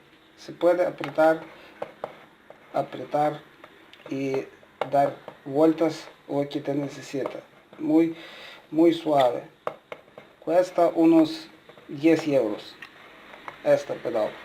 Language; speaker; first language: Spanish; non-native, learner; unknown